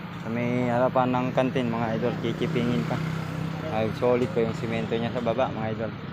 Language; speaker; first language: Filipino; non-native, local second language; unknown